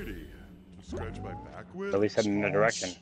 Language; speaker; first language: English; native; English